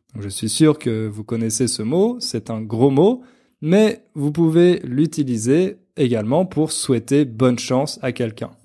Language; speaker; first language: French; native; French